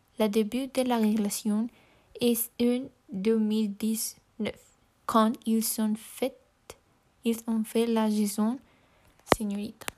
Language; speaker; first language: French; non-native, learner; Spanish